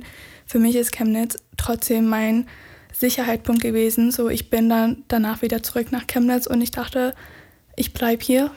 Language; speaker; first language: German; non-native, fluent; Persian